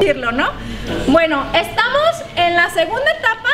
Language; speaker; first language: Spanish; native; Spanish